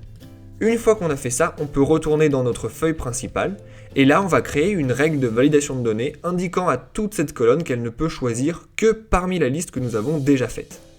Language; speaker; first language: French; native; French